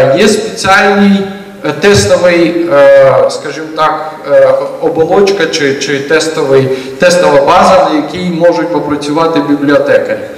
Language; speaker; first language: Ukrainian; native; Ukrainian